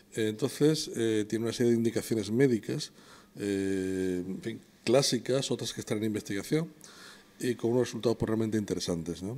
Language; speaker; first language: Spanish; native; Spanish